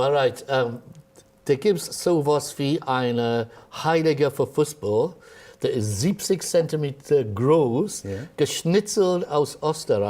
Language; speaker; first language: German; non-native, fluent; English